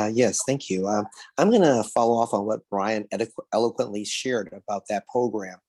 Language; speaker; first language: English; early bilingual, other home language; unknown